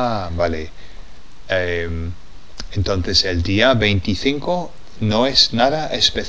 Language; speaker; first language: Spanish; non-native, fluent; English